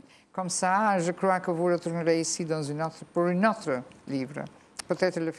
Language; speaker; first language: French; non-native, fluent; Albanian